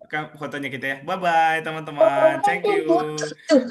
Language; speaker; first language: Indonesian; native; Indonesian